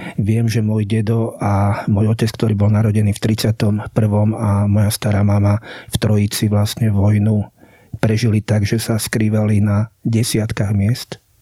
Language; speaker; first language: Slovak; native; Slovak